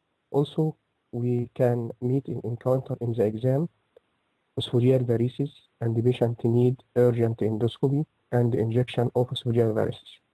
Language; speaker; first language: English; non-native, fluent; Arabic